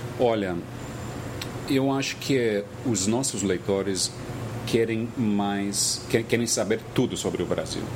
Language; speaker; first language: Portuguese; non-native, fluent; English